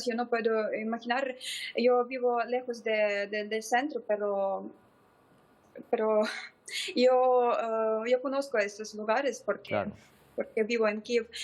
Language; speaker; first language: Spanish; non-native, fluent; Ukrainian